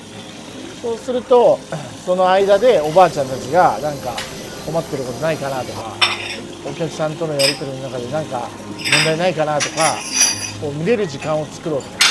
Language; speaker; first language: Japanese; native; Japanese